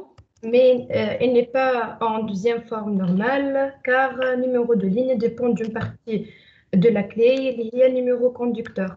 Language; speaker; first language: French; non-native, local second language; Arabic